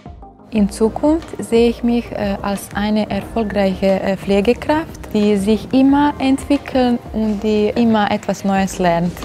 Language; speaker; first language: German; non-native, learner; Bosnian